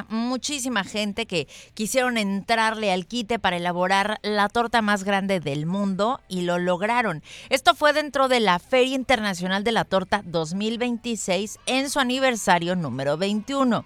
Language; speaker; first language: Spanish; native; Spanish